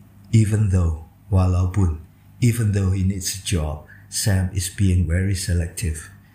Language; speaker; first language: English; non-native, fluent; Indonesian